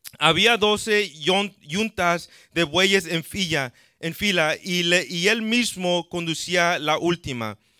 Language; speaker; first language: Spanish; early bilingual, heritage; Spanish